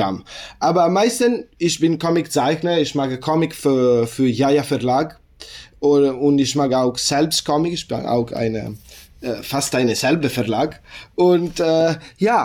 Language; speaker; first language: German; non-native, learner; Italian